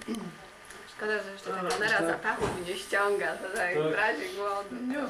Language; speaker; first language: Polish; native; Polish